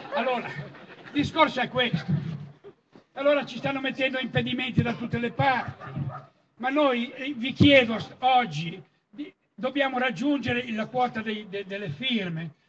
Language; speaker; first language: Italian; native; Italian